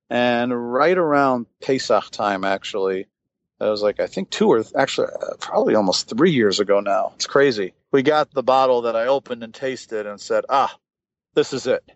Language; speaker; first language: English; native; English